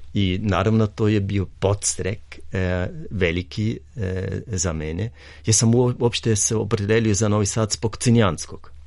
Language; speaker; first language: Serbian; non-native, fluent; German